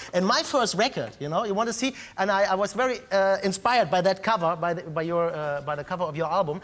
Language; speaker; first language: English; non-native, fluent; German